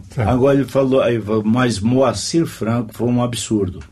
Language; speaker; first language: Portuguese; native; Portuguese